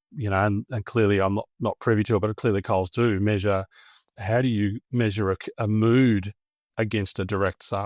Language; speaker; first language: English; native; English